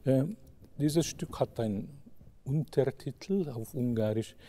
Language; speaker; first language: German; non-native, fluent; Hungarian